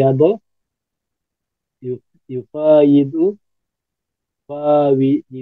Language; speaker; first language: Arabic; non-native, learner; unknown